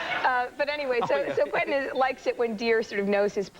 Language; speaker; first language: English; native; English